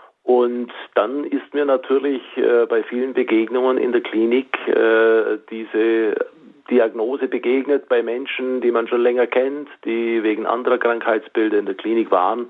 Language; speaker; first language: German; native; German